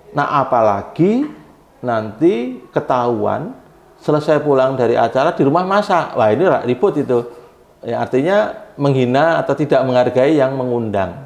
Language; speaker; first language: Indonesian; native; Indonesian